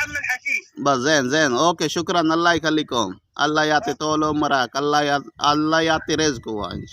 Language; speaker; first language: Arabic; non-native, learner; Urdu